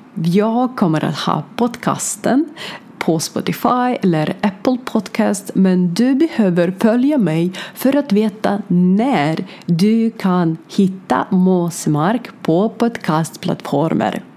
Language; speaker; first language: Swedish; non-native, learner; Ukrainian